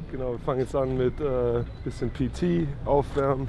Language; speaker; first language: German; native; German